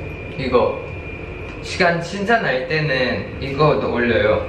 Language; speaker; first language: Korean; non-native, fluent; Thai